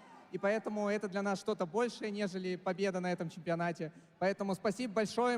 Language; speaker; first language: Russian; native; Russian